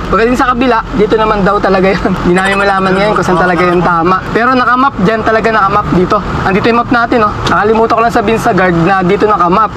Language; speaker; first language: Filipino; native; Filipino